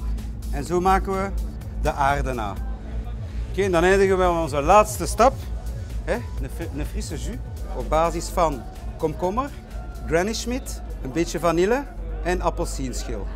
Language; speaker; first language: Dutch; native; Dutch